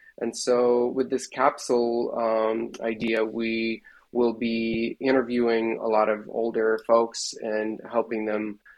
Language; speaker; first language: English; non-native, fluent; Russian